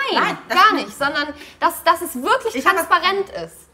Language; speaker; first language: German; native; German